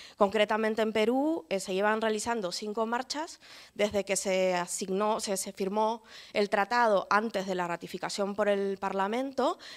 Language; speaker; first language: Spanish; native; Spanish